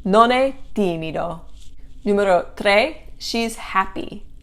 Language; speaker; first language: Italian; non-native, fluent; English